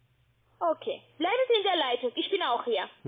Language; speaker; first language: German; non-native, learner; Russian